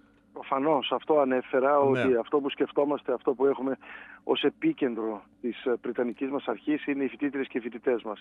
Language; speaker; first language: Greek; native; Greek